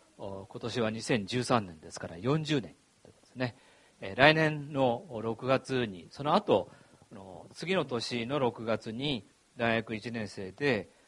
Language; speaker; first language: Japanese; native; Japanese